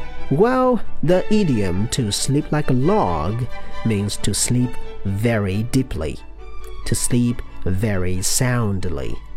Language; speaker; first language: English; non-native, fluent; Chinese